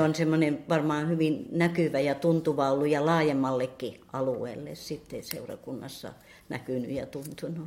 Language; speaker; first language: Finnish; native; Finnish